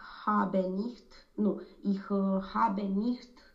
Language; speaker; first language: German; non-native, learner; Romanian